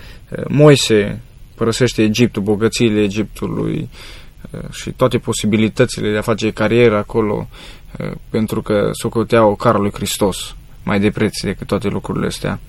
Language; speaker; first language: Romanian; native; Romanian